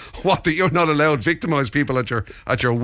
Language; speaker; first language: English; native; English